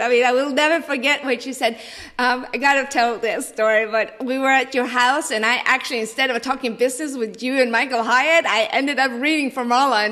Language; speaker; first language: English; non-native, fluent; Norwegian